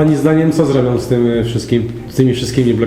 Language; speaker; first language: Polish; native; Polish